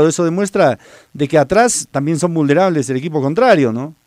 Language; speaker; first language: Spanish; native; Spanish